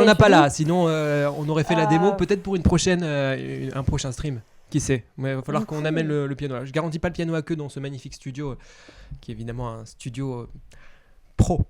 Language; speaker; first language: French; native; French